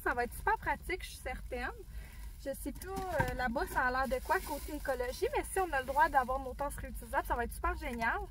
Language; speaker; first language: French; native; French